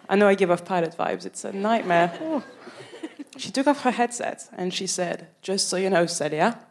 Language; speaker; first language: English; non-native, fluent; French